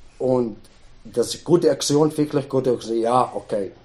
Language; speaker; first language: German; non-native, learner; Arabic